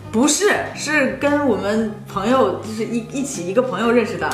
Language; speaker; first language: Chinese; native; Chinese